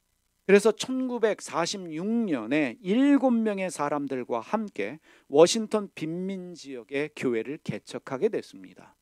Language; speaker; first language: Korean; native; Korean